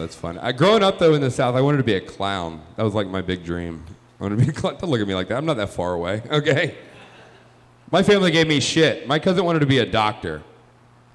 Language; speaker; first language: English; native; English